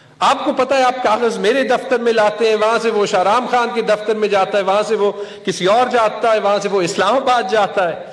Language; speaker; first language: Urdu; non-native, local second language; Pashto